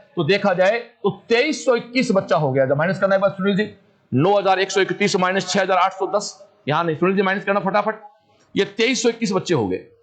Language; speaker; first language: Hindi; native; Hindi